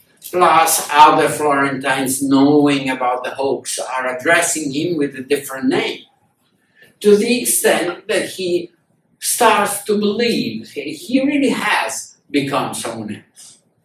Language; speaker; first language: English; non-native, fluent; Italian